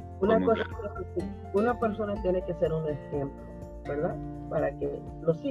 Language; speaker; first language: Spanish; early bilingual, heritage; Spanish